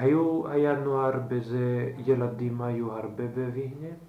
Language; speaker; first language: Hebrew; non-native, fluent; Slovak